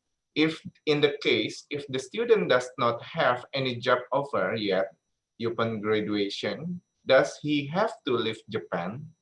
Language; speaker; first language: English; non-native, learner; Indonesian